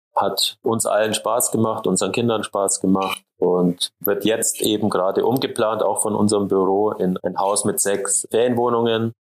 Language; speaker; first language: German; native; German